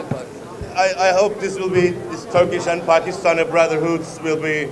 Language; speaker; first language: English; non-native, learner; Turkish